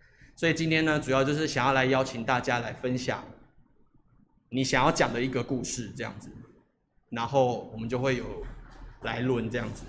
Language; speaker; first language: Chinese; native; Chinese